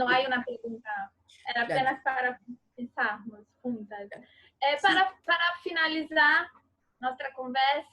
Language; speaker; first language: Spanish; non-native, learner; Portuguese